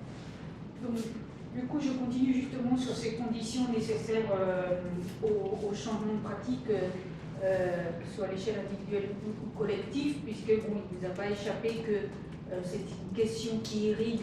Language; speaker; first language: French; native; French